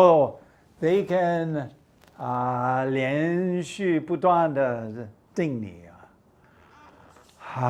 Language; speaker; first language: Chinese; non-native, fluent; English